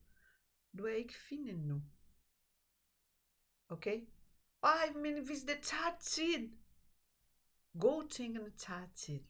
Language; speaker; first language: Danish; non-native, fluent; Portuguese